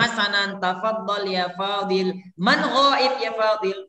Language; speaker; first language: Arabic; non-native, learner; Indonesian